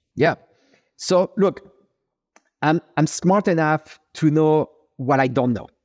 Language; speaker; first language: English; non-native, fluent; French